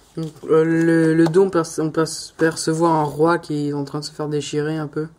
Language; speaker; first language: French; native; French